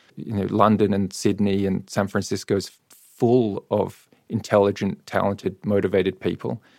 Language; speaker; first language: English; native; English